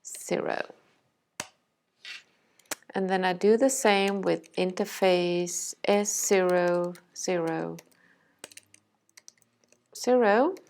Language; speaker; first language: English; non-native, fluent; Danish